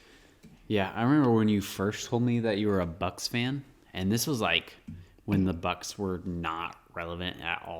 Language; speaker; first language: English; native; English